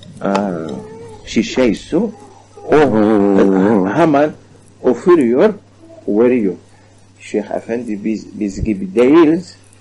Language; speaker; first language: Turkish; non-native, learner; Arabic